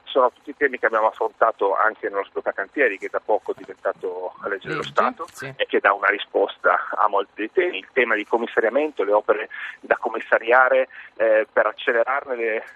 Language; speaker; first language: Italian; native; Italian